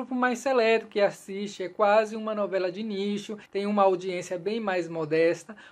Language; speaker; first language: Portuguese; native; Portuguese